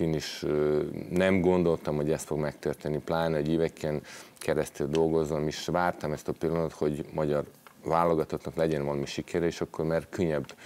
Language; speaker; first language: Hungarian; non-native, fluent; Serbian